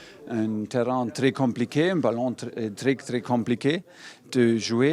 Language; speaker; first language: French; non-native, fluent; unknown